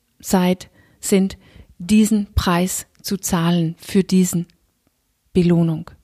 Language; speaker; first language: German; non-native, fluent; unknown